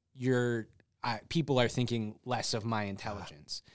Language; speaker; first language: English; native; English